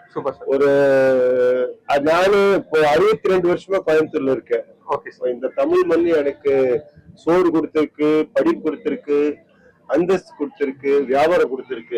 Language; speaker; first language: Tamil; non-native, local second language; Punjabi